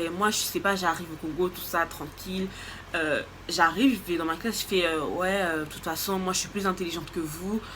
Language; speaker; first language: French; native; French